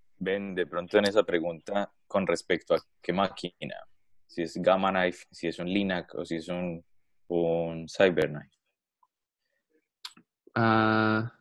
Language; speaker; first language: Spanish; non-native, learner; English